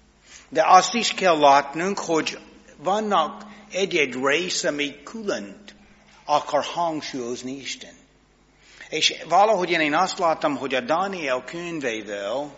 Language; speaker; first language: Hungarian; non-native, fluent; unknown